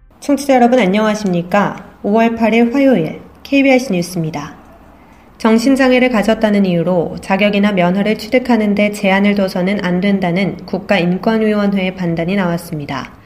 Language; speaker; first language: Korean; native; Korean